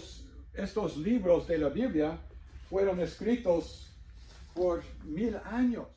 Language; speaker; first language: Spanish; non-native, fluent; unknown